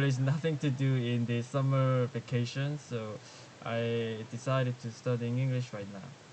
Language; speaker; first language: English; non-native, learner; Korean